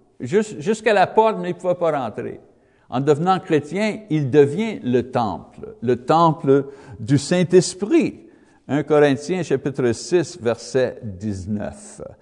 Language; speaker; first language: French; non-native, learner; English